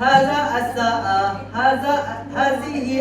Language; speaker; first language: Arabic; non-native, learner; Malay